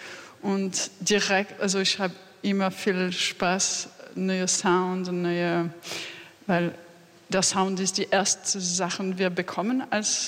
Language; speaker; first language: German; non-native, fluent; French